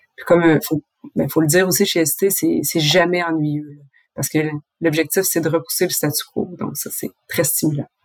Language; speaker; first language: French; native; French